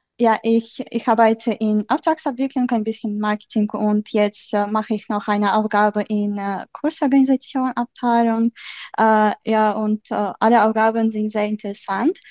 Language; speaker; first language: German; non-native, fluent; Ukrainian